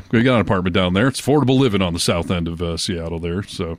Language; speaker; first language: English; native; English